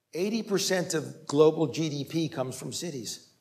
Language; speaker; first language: English; native; English